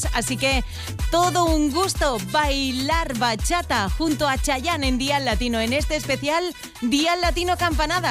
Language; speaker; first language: Spanish; native; Spanish